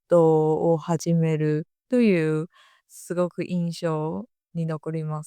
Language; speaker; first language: Japanese; non-native, fluent; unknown